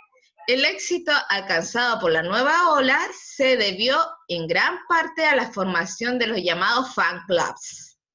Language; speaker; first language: Spanish; native; Spanish